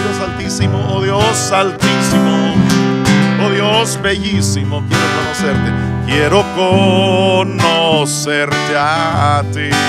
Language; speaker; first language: Spanish; non-native, local second language; English